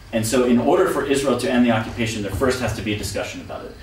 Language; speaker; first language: English; native; English